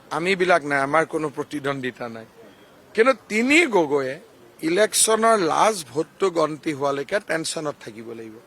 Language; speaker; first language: Assamese; native; Assamese